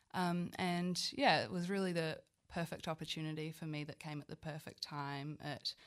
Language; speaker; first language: English; native; English